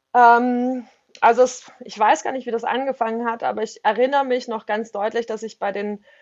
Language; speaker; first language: German; native; German